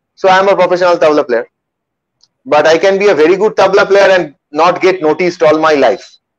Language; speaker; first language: English; non-native, local second language; Bangla